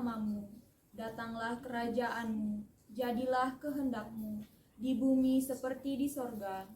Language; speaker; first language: Indonesian; native; Indonesian